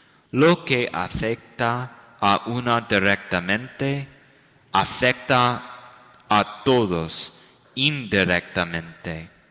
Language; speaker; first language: Spanish; non-native, fluent; English